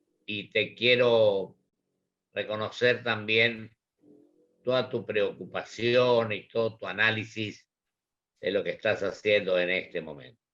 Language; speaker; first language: Spanish; native; Spanish